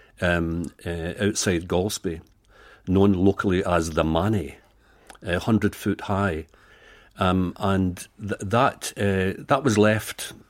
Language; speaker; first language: English; native; English